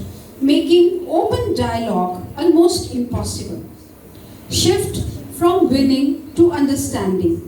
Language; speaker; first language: English; non-native, local second language; Marathi